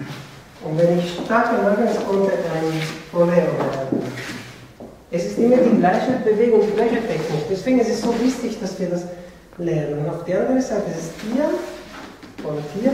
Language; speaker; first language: German; non-native, fluent; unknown